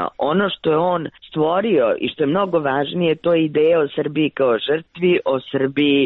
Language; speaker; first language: Croatian; native; Croatian